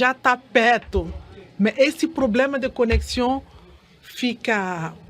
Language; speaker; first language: Portuguese; non-native, learner; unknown